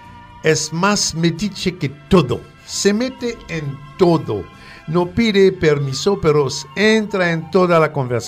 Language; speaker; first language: Spanish; non-native, fluent; French